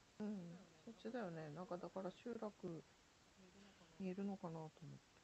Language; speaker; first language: Japanese; native; Japanese